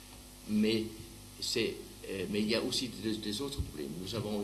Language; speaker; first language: French; non-native, learner; Danish